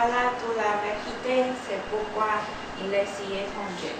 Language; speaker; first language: French; non-native, learner; Chinese